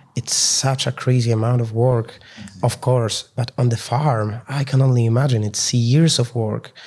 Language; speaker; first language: English; non-native, fluent; Polish